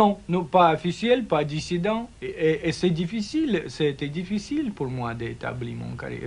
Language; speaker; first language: French; non-native, fluent; Russian